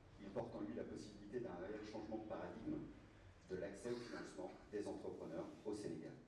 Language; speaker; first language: French; native; French